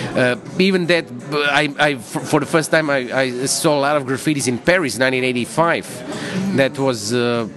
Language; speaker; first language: English; non-native, fluent; Croatian